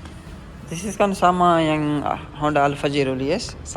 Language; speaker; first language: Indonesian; non-native, learner; Urdu